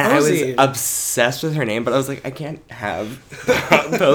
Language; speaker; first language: English; native; English